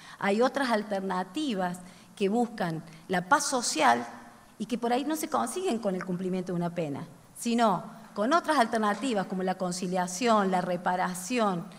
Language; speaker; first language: Spanish; native; Spanish